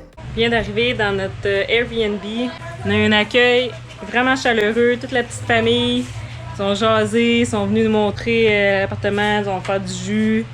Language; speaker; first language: French; native; French